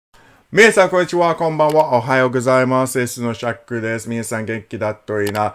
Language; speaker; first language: Japanese; non-native, learner; English